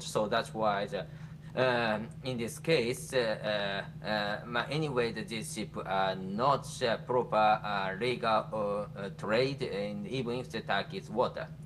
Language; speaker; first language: English; non-native, fluent; Japanese